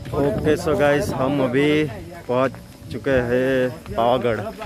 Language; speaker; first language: Hindi; non-native, local second language; Gujarati